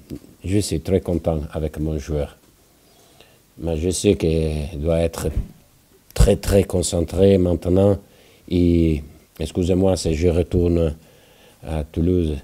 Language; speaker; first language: French; non-native, fluent; Italian